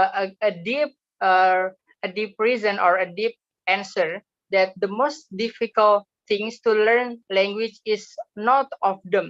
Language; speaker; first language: English; non-native, learner; Indonesian